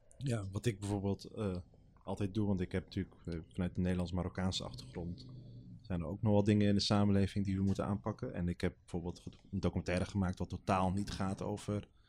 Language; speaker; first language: Dutch; early bilingual, other home language; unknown